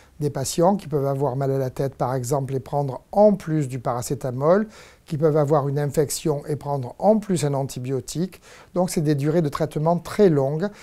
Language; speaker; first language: French; native; French